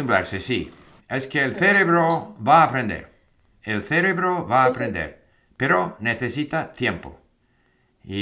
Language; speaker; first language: Spanish; non-native, fluent; English